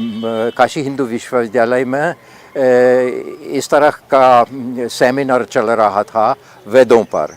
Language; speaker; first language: Hindi; non-native, fluent; Polish